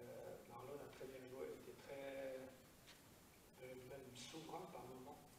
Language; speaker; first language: French; native; French